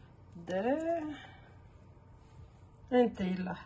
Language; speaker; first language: Swedish; non-native, fluent; Portuguese